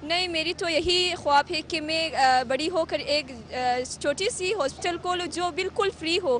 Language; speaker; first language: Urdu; non-native, local second language; Hazaragi